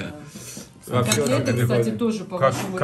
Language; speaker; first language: Russian; native; Russian